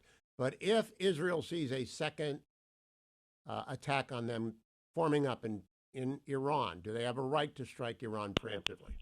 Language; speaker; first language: English; native; English